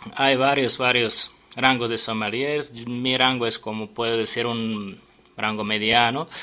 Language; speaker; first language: Spanish; non-native, learner; Serbian